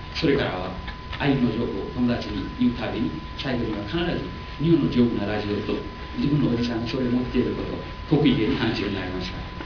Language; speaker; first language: Japanese; non-native, fluent; Nepali